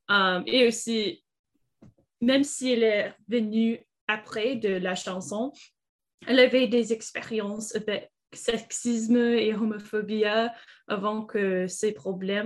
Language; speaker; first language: French; non-native, learner; English